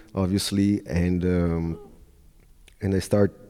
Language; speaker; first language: English; non-native, fluent; Italian